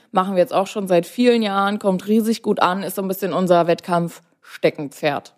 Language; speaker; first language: German; native; German